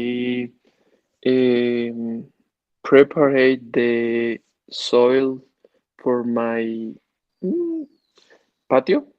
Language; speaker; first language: English; non-native, learner; Spanish